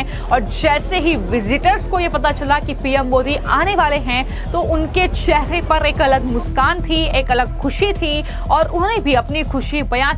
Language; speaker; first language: Hindi; native; Hindi